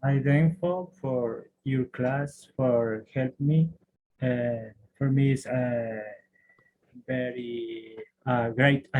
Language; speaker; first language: English; non-native, learner; Spanish